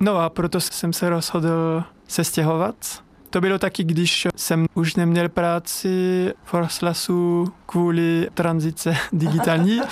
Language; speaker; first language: Czech; non-native, learner; French